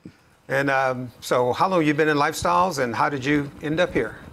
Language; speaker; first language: English; native; English